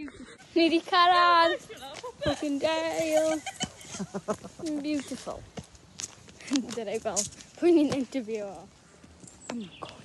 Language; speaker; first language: Welsh; native; Welsh